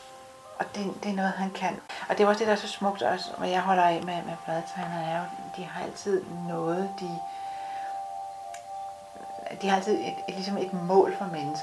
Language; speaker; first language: Danish; native; Danish